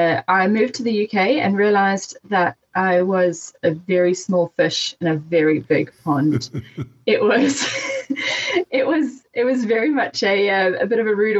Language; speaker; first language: English; native; English